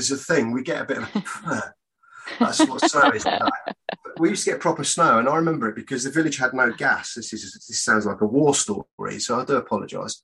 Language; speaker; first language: English; native; English